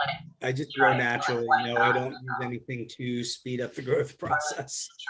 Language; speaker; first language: English; native; English